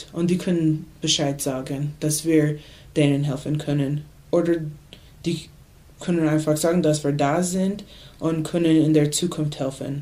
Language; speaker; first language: German; non-native, learner; English